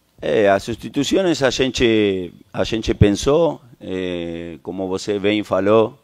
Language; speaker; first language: Portuguese; non-native, fluent; Spanish